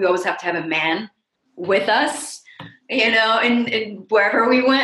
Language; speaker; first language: English; non-native, fluent; French